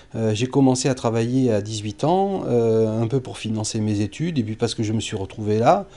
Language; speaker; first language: French; native; French